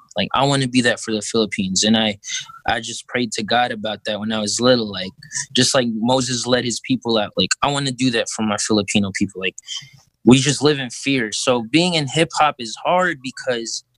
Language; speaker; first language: English; early bilingual, other home language; Filipino